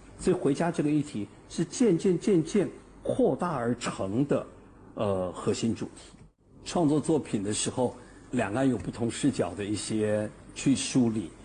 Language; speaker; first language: Chinese; native; Chinese